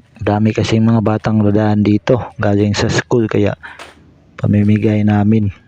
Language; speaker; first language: Filipino; non-native, local second language; Cebuano